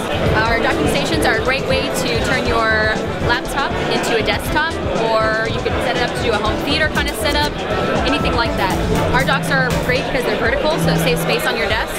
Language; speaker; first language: English; native; English